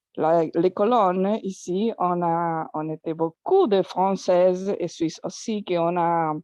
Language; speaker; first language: French; non-native, learner; Spanish